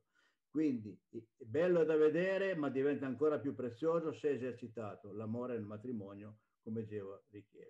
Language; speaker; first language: Italian; native; Italian